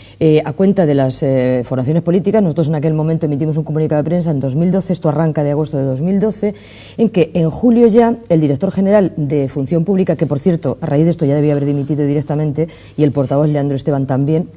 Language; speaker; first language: Spanish; native; Spanish